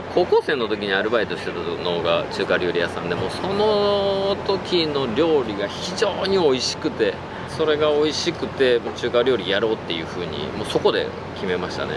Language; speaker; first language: Japanese; native; Japanese